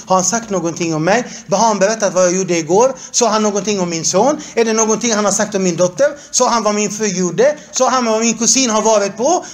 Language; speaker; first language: Swedish; non-native, fluent; Arabic